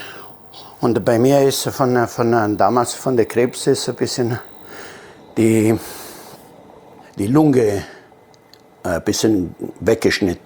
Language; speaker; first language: German; non-native, fluent; Italian